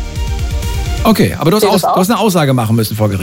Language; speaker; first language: German; native; German